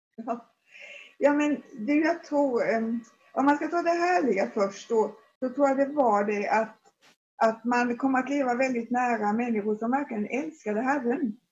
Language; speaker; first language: Swedish; native; Swedish